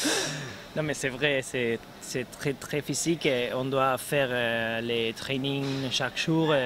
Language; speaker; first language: French; non-native, learner; Spanish